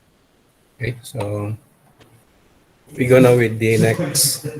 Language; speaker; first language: English; non-native, local second language; Filipino